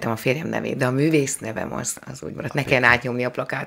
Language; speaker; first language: Hungarian; native; Hungarian